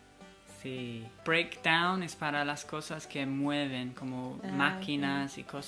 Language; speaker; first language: Spanish; non-native, fluent; English